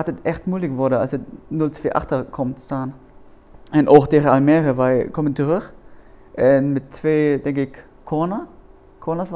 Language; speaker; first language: Dutch; non-native, learner; German